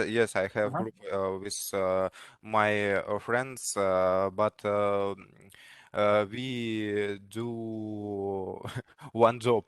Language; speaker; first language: English; non-native, learner; Russian